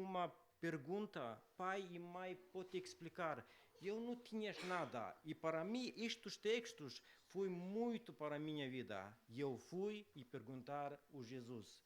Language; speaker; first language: Portuguese; non-native, learner; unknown